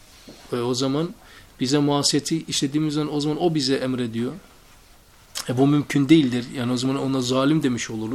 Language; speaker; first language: Turkish; native; Turkish